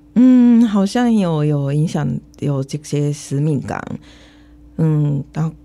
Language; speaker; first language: Chinese; non-native, fluent; Japanese